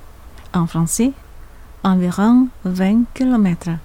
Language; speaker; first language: French; non-native, fluent; Indonesian